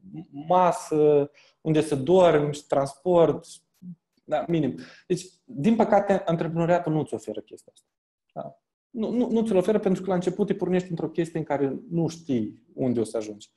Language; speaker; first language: Romanian; native; Romanian